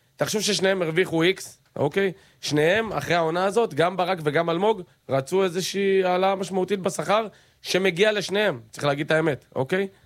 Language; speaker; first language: Hebrew; native; Hebrew